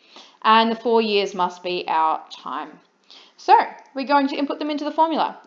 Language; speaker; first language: English; native; English